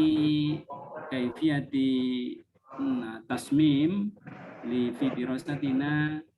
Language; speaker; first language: Arabic; non-native, fluent; Indonesian